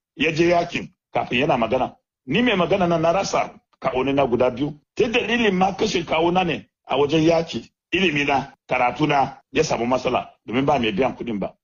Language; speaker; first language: Hausa; non-native, local second language; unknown